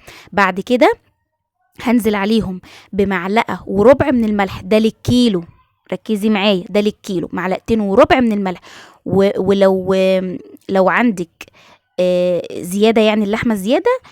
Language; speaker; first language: Arabic; native; Arabic